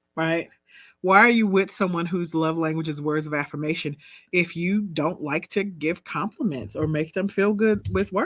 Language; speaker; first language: English; native; English